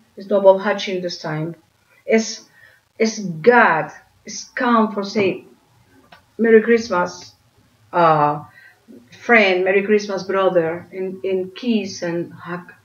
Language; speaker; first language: English; non-native, learner; Spanish